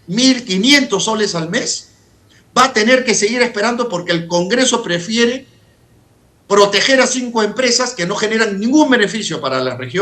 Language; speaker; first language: Spanish; native; Spanish